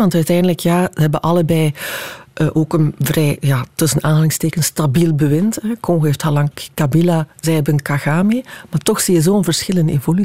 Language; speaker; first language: Dutch; native; Dutch